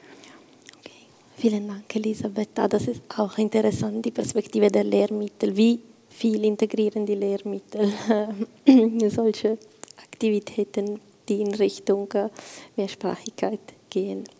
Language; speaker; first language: German; non-native, fluent; Italian